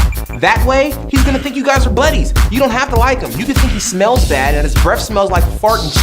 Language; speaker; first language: English; native; English